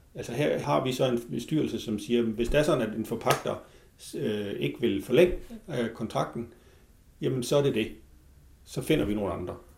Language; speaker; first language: Danish; native; Danish